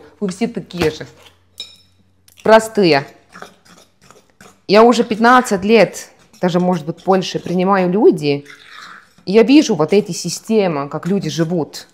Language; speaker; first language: Russian; non-native, fluent; Estonian